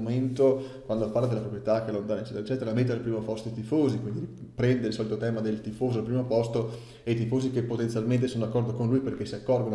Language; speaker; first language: Italian; native; Italian